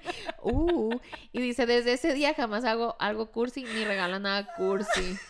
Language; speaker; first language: Spanish; early bilingual, heritage; Spanish